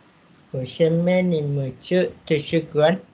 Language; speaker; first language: Chinese; non-native, learner; Malay